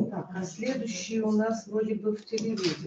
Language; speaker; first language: Russian; native; Russian